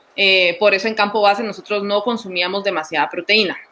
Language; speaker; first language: Spanish; native; Spanish